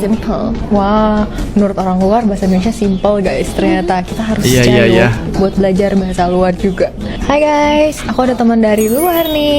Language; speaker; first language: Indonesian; non-native, fluent; Vietnamese